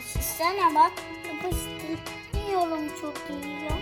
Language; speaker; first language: Turkish; early bilingual, heritage; Turkish